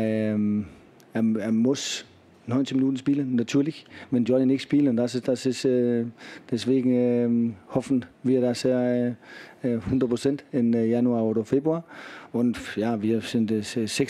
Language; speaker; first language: German; non-native, fluent; Danish